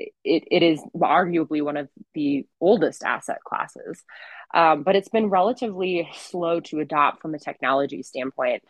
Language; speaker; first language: English; native; English